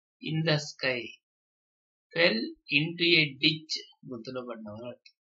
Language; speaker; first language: English; non-native, local second language; Telugu